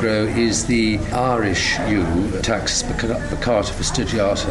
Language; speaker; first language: English; native; English